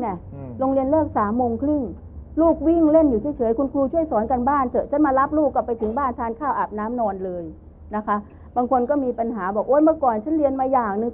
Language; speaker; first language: Thai; native; Thai